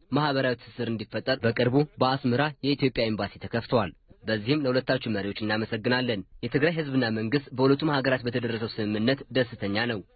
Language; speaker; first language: Amharic; non-native, local second language; Tigrinya